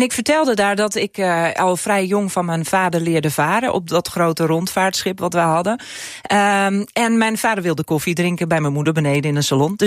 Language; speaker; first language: Dutch; non-native, local second language; Western Frisian